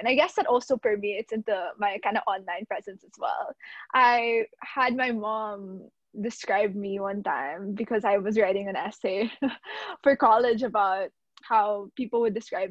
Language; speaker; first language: English; non-native, local second language; Filipino